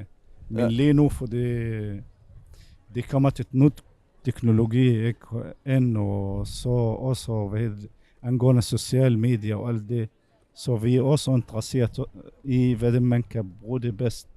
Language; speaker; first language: Danish; non-native, fluent; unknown